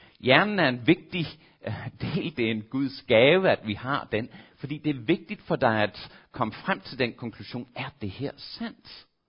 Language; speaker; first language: Danish; non-native, fluent; English